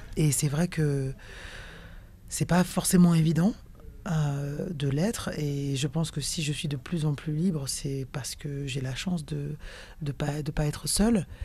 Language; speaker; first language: French; native; French